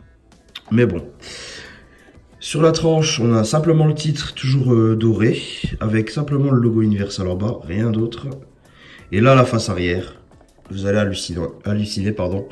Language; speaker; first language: French; native; French